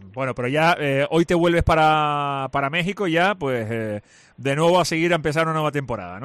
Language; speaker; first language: Spanish; native; Spanish